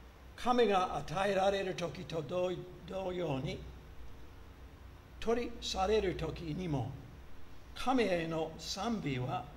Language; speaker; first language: Japanese; non-native, fluent; English